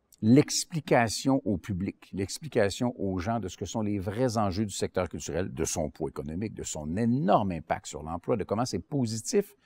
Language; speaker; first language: French; native; French